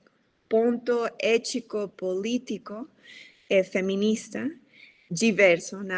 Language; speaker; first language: Portuguese; non-native, fluent; Spanish